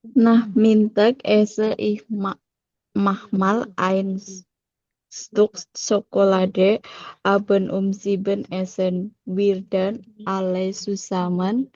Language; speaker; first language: German; non-native, learner; Indonesian